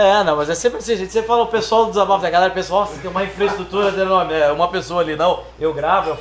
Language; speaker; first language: Portuguese; native; Portuguese